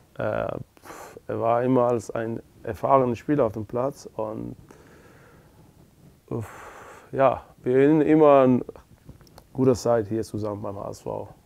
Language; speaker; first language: German; non-native, learner; Persian